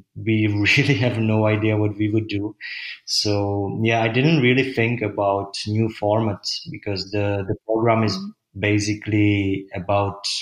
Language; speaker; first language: English; non-native, fluent; Czech